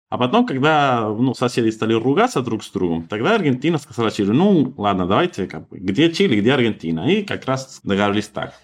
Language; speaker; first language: Russian; non-native, fluent; Spanish